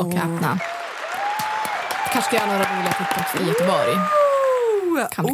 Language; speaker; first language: Swedish; native; Swedish